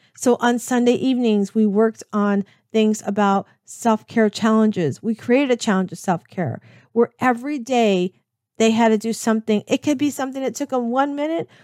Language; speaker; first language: English; native; English